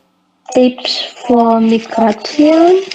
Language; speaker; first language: German; non-native, learner; Indonesian